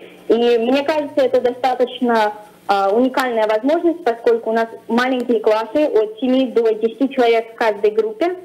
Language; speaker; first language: Russian; early bilingual, other home language; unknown